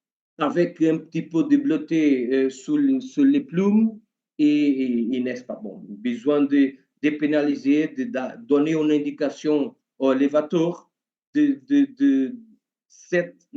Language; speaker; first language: French; non-native, learner; Portuguese